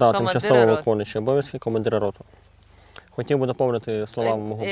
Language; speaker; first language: Ukrainian; native; Ukrainian